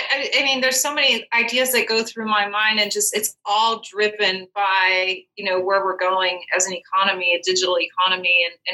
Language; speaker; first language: English; non-native, fluent; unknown